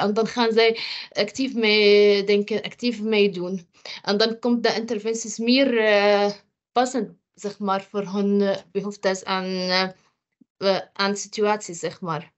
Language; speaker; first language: Dutch; non-native, fluent; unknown